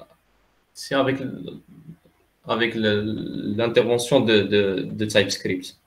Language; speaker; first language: French; non-native, local second language; Arabic